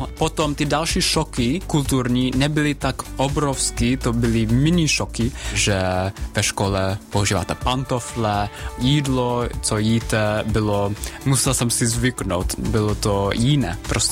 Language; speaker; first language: Czech; non-native, fluent; Spanish